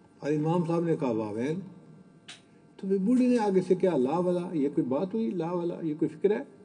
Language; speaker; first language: Urdu; non-native, local second language; Punjabi